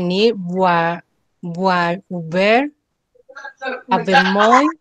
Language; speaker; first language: French; non-native, learner; Spanish